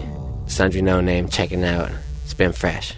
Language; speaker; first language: English; native; English